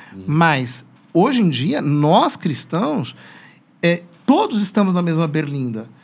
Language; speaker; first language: Portuguese; native; Portuguese